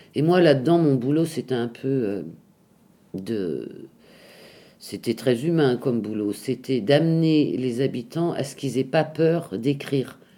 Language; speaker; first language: French; native; French